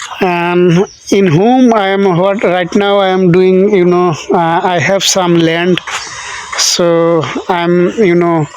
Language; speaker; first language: English; non-native, learner; Bangla